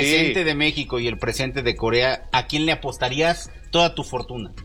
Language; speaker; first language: Spanish; native; Spanish